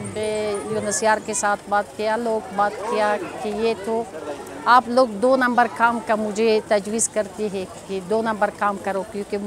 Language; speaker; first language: Hindi; non-native, learner; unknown